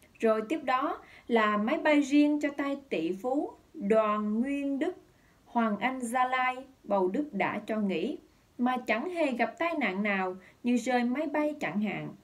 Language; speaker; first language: Vietnamese; native; Vietnamese